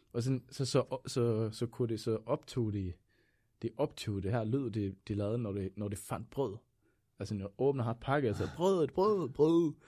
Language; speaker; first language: Danish; non-native, fluent; Swedish